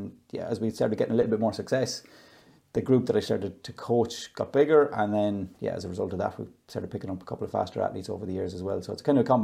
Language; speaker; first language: English; native; English